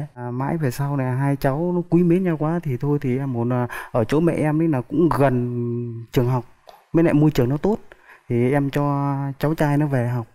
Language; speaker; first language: Vietnamese; native; Vietnamese